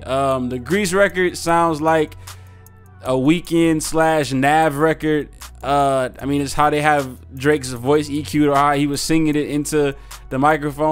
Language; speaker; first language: English; native; English